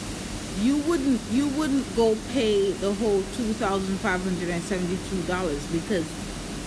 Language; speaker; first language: English; native; English